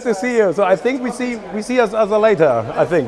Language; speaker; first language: English; non-native, learner; German